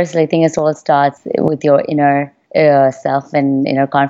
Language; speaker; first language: English; non-native, local second language; Hindi